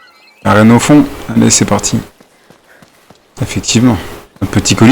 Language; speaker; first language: French; native; French